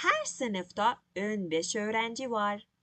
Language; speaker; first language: Turkish; non-native, learner; Persian